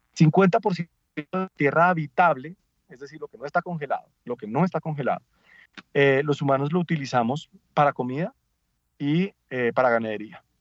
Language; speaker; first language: Spanish; native; Spanish